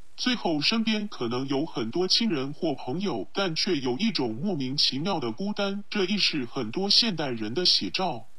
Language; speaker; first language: Chinese; non-native, local second language; Cantonese